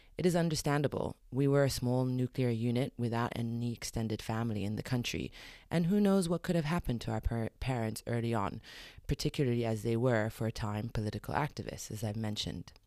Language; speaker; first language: English; early bilingual, other home language; Arabic